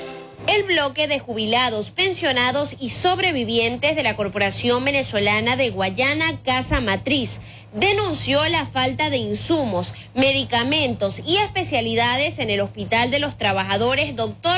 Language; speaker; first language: Spanish; native; Spanish